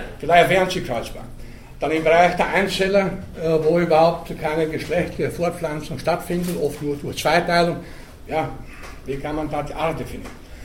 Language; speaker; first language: German; native; German